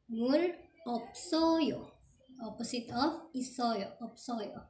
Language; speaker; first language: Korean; non-native, fluent; Filipino